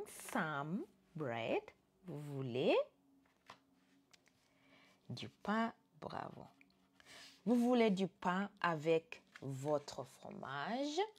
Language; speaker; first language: French; non-native, fluent; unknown